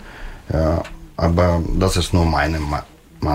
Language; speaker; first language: German; non-native, learner; Russian